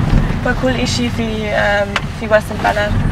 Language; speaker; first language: Arabic; non-native, learner; German